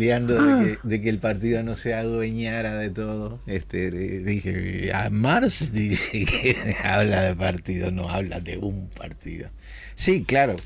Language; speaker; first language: Spanish; native; Spanish